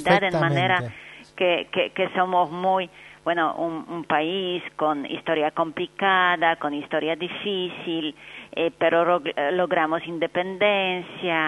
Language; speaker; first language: Spanish; non-native, fluent; Polish